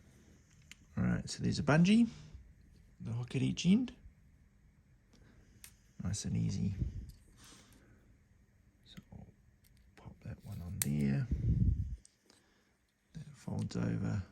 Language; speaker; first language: English; native; English